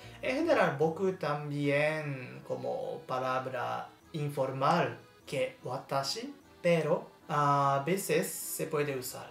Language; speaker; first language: Spanish; non-native, learner; Japanese